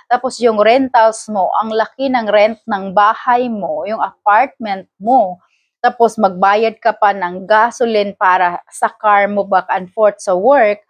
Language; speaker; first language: Filipino; non-native, local second language; Cebuano